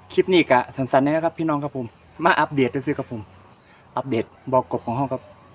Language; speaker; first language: Thai; native; Thai